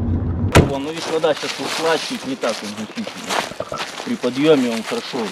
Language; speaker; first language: Russian; native; Russian